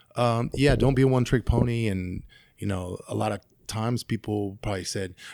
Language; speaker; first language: English; native; English